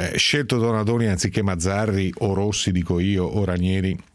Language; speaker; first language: Italian; native; Italian